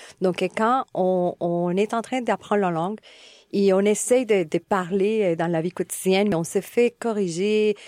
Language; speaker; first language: French; non-native, fluent; Spanish